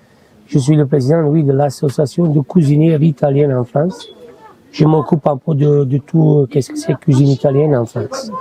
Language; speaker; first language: French; non-native, fluent; Italian